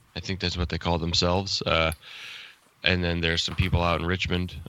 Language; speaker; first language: English; native; English